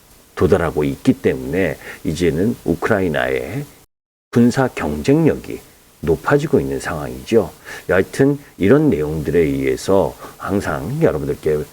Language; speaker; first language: Korean; native; Korean